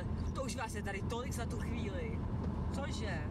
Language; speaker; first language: Czech; native; Czech